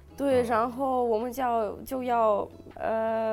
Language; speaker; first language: Chinese; non-native, fluent; Russian